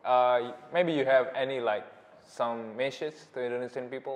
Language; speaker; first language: English; non-native, learner; Indonesian